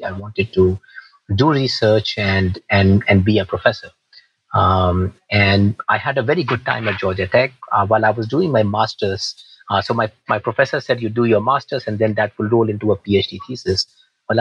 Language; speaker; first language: English; non-native, local second language; Hindi